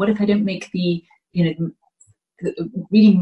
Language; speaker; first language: English; native; English